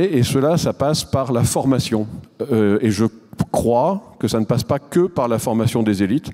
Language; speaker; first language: French; native; French